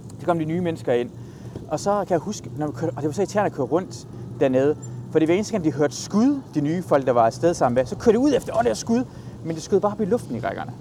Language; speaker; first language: Danish; early bilingual, other home language; Persian